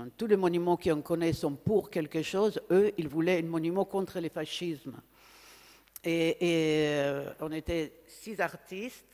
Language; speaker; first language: French; non-native, fluent; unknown